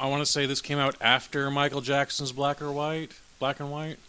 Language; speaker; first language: English; native; English